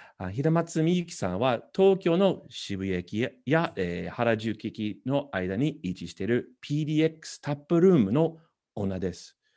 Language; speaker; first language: Japanese; non-native, fluent; English